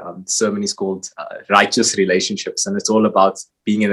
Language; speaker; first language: English; native; English